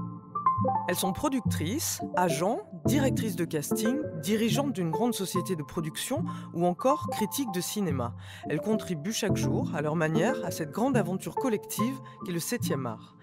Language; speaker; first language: French; native; French